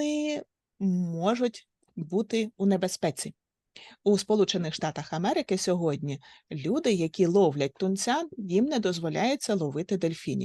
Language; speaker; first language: Ukrainian; native; Ukrainian